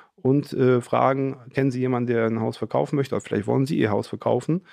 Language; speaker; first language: German; early bilingual, other home language; Polish